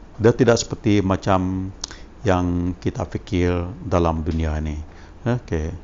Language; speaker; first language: Malay; non-native, local second language; Iban